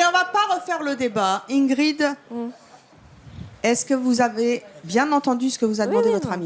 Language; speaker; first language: French; native; French